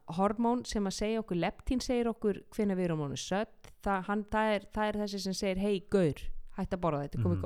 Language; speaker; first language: Icelandic; native; Icelandic